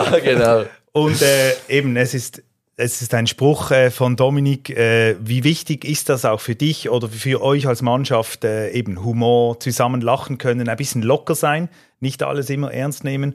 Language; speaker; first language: German; native; German